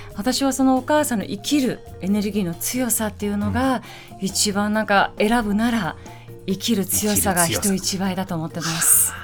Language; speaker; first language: Japanese; early bilingual, other home language; Persian